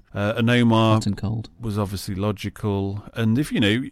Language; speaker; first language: English; native; English